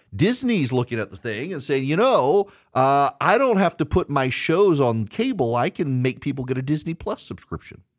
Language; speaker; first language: English; native; English